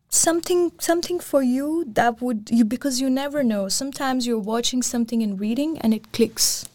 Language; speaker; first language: English; non-native, local second language; Urdu